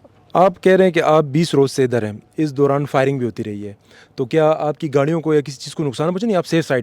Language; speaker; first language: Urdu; non-native, local second language; Pashto